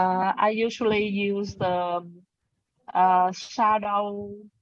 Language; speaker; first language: English; non-native, learner; Vietnamese